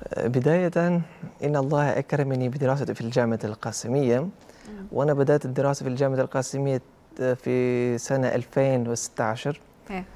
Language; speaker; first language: Arabic; non-native, fluent; Albanian